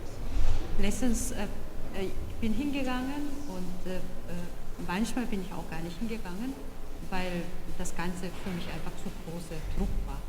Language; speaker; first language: German; non-native, fluent; Korean